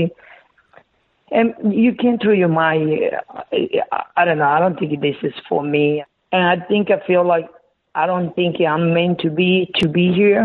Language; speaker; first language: English; non-native, learner; Spanish